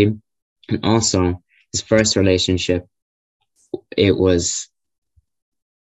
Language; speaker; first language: English; native; English